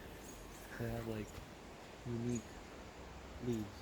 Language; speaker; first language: English; native; English